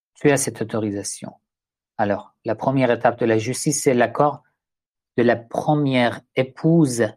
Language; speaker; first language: French; non-native, fluent; Persian